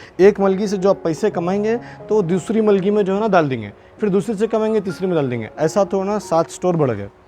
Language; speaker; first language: Hindi; non-native, local second language; Urdu